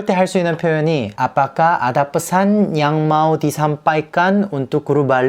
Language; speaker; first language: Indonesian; non-native, fluent; Korean